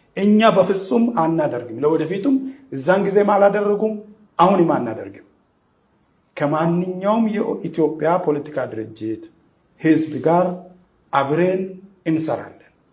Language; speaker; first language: Amharic; non-native, local second language; Oromo